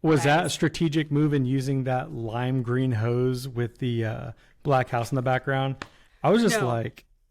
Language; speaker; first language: English; native; English